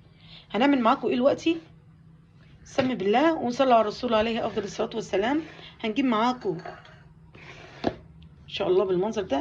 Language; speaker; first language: Arabic; native; Arabic